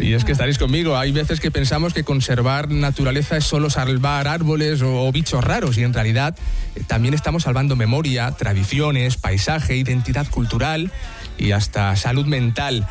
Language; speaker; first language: Spanish; native; Spanish